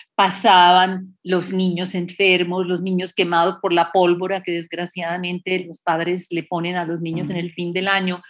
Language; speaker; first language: Spanish; native; Spanish